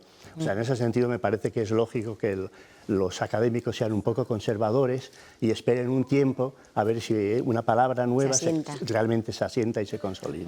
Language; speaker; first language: Spanish; native; Spanish